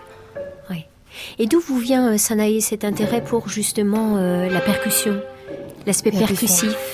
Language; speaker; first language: French; native; French